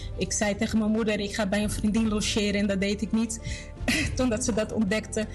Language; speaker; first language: Dutch; non-native, fluent; Portuguese